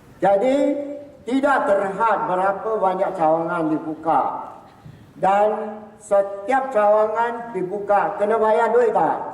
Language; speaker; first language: Malay; non-native, local second language; Min Nan Chinese